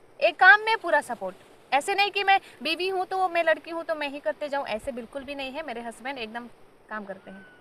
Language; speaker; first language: Hindi; non-native, local second language; Sadri